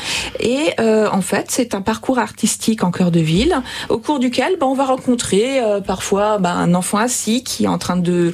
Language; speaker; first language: French; native; French